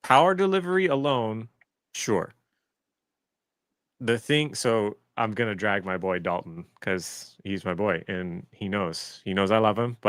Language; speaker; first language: English; native; English